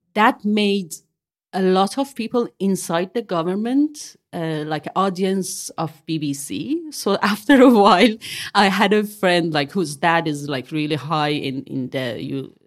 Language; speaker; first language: English; non-native, fluent; Persian